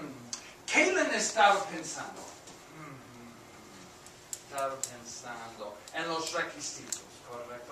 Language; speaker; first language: Spanish; non-native, fluent; English